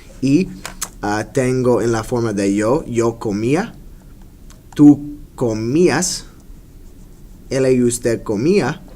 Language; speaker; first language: Spanish; non-native, fluent; English